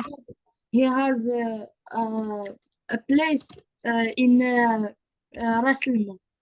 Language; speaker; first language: English; non-native, learner; Arabic